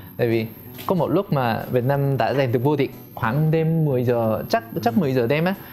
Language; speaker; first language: Vietnamese; non-native, fluent; Korean